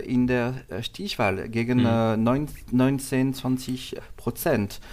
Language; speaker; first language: German; non-native, learner; French